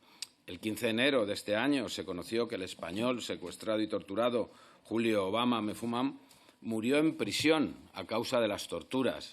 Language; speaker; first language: Spanish; native; Spanish